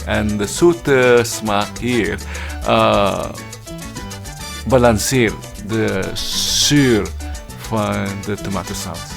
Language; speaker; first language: Dutch; non-native, learner; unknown